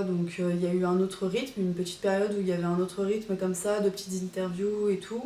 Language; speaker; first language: French; native; French